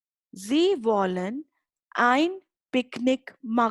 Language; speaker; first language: German; non-native, fluent; Hindi